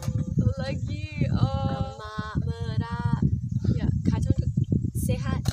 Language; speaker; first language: Indonesian; non-native, learner; English